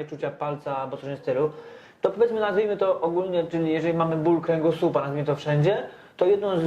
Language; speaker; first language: Polish; native; Polish